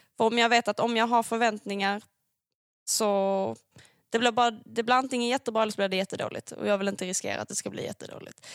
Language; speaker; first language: Swedish; native; Swedish